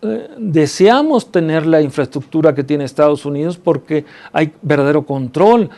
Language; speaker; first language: Spanish; native; Spanish